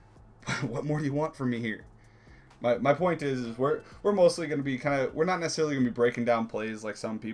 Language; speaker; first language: English; native; English